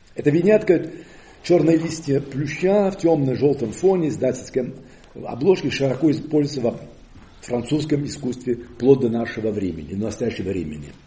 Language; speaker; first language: Russian; non-native, fluent; Occitan